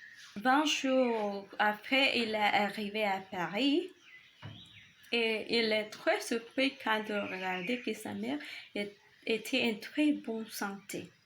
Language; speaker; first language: French; non-native, learner; Spanish